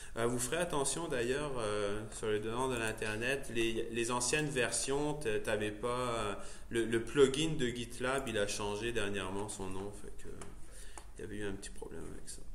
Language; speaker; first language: French; native; French